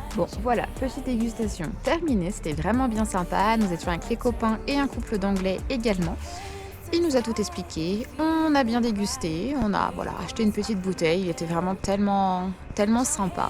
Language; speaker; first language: French; native; French